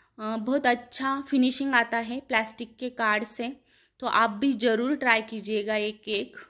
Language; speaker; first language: Hindi; non-native, local second language; Marathi